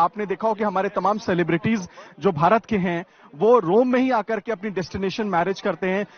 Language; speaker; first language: Hindi; native; Hindi